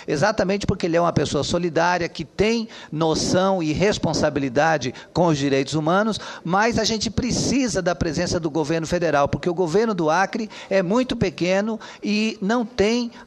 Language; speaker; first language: Portuguese; native; Portuguese